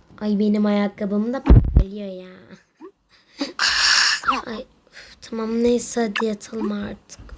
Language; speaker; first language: Turkish; native; Turkish